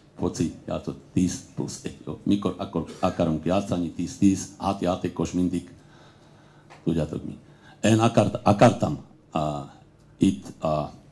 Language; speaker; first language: Hungarian; non-native, learner; Slovak